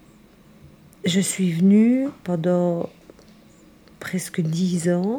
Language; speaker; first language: French; early bilingual, other home language; Italian